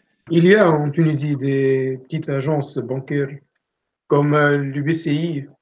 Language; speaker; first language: French; non-native, local second language; Arabic